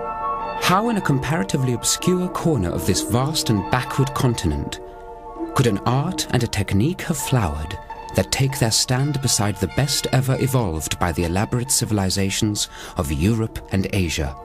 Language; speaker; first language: English; native; English